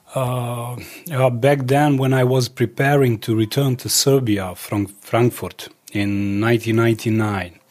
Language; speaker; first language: English; early bilingual, other home language; Croatian